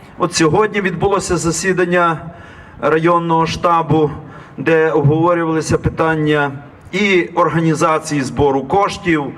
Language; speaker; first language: Ukrainian; native; Ukrainian